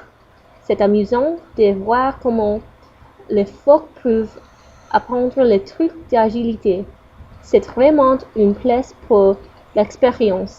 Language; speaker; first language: French; non-native, learner; English